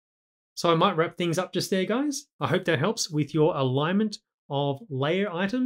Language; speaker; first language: English; native; English